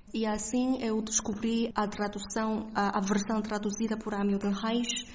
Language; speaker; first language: Portuguese; non-native, fluent; Chinese